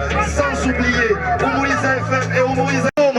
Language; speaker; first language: French; non-native, local second language; Rundi